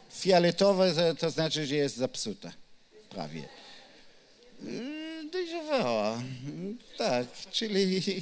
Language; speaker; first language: Polish; non-native, learner; Hebrew